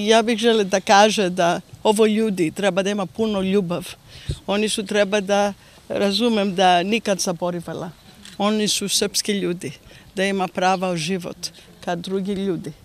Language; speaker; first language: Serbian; non-native, learner; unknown